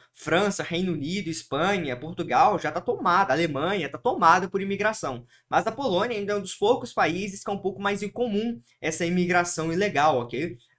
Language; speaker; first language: Portuguese; early bilingual, heritage; Portuguese